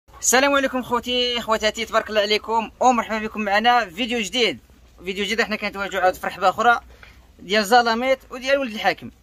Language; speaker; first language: Arabic; native; Arabic